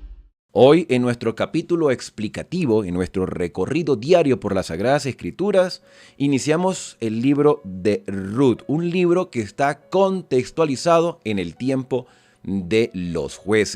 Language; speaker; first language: Spanish; native; Spanish